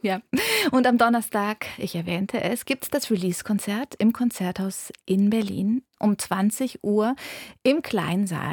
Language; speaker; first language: German; native; German